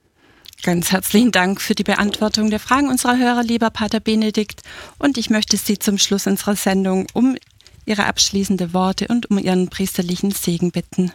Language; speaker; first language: German; native; German